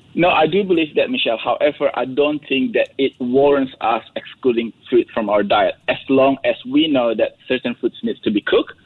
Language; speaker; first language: English; non-native, fluent; Indonesian